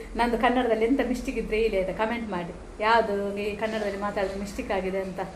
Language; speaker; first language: Kannada; non-native, local second language; Tulu